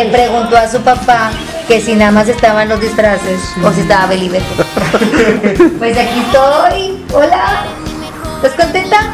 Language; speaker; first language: Spanish; native; Spanish